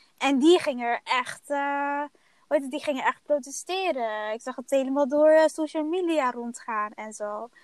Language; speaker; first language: Dutch; early bilingual, other home language; Somali